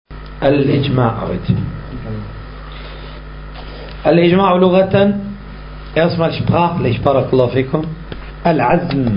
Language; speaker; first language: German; non-native, fluent; Arabic